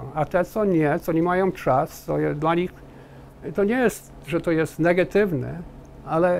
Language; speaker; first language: Polish; early bilingual, heritage; Polish